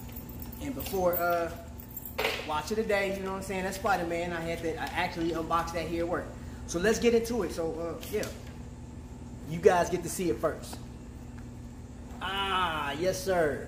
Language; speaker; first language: English; native; English